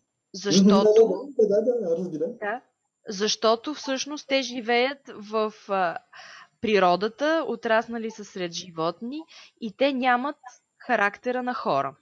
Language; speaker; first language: Bulgarian; native; Bulgarian